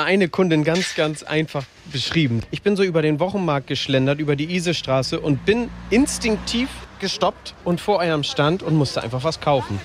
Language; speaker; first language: German; native; German